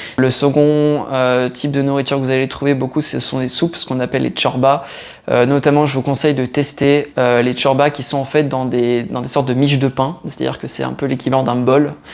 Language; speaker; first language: French; native; French